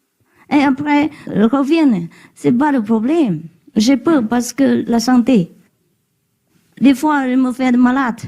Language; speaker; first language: French; non-native, learner; Chinese